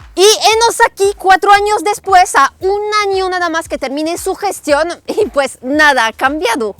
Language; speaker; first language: Spanish; non-native, fluent; French